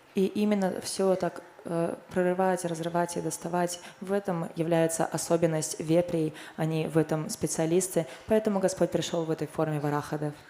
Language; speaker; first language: Russian; native; Russian